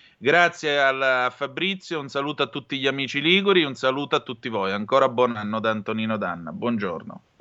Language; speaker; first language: Italian; native; Italian